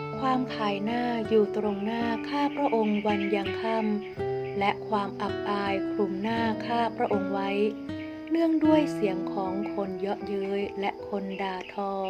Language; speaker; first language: Thai; native; Thai